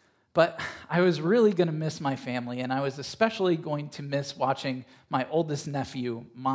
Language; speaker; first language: English; native; English